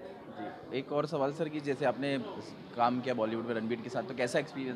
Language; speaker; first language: Hindi; native; Hindi